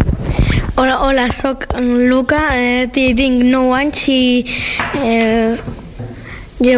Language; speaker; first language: Catalan; early bilingual, other home language; Georgian